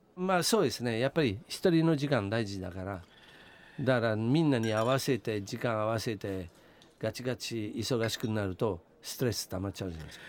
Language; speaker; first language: Japanese; non-native, fluent; Italian